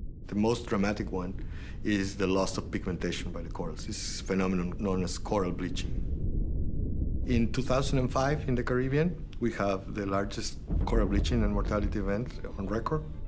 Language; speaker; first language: English; non-native, fluent; Spanish